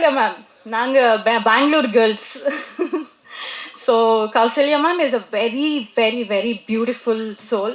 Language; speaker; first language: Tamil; non-native, local second language; Kannada